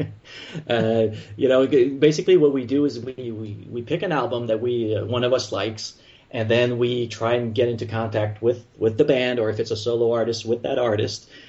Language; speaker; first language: English; non-native, fluent; French